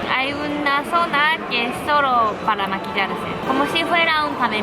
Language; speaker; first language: Spanish; non-native, fluent; Japanese